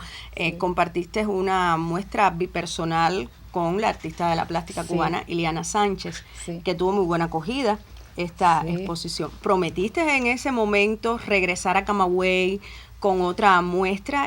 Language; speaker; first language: Spanish; native; Spanish